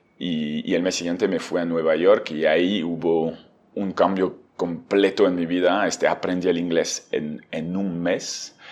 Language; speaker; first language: Spanish; non-native, fluent; French